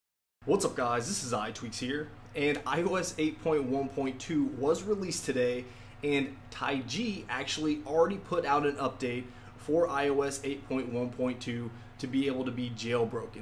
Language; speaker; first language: English; native; English